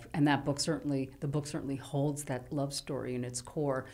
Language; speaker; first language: English; native; English